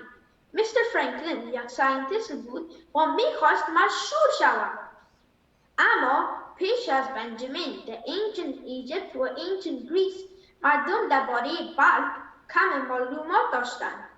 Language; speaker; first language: Persian; early bilingual, heritage; Persian